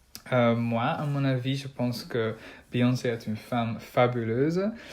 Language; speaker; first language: French; non-native, learner; Dutch